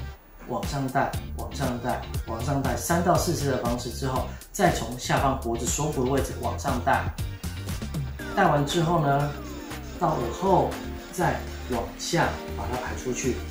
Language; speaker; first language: Chinese; native; Chinese